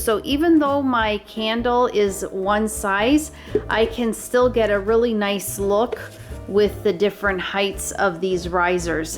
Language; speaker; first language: English; native; English